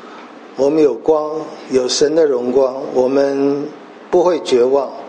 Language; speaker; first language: Chinese; native; Chinese